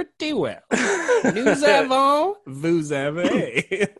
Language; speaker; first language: English; native; English